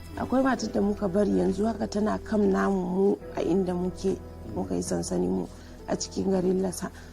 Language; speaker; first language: Hausa; native; Hausa